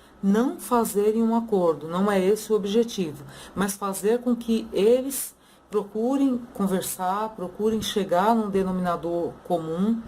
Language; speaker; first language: Portuguese; native; Portuguese